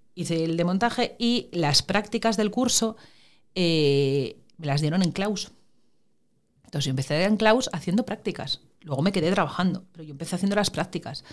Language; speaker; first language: Spanish; native; Spanish